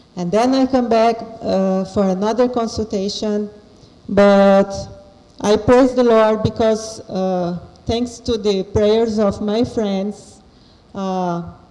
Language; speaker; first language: English; non-native, fluent; Portuguese